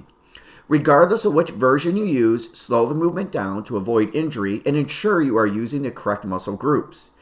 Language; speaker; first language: English; native; English